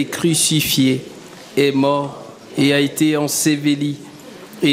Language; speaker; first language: French; native; French